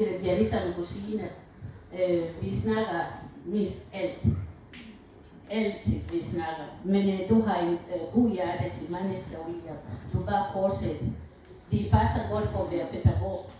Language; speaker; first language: Danish; non-native, learner; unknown